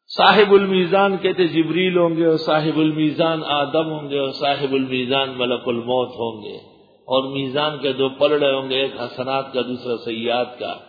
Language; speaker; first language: Urdu; non-native, local second language; Pashto